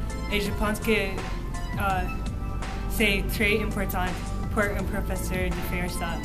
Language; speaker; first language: French; non-native, learner; English